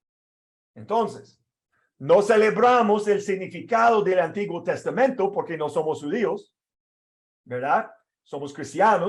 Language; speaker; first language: Spanish; non-native, fluent; English